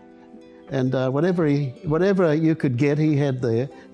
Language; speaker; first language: English; native; English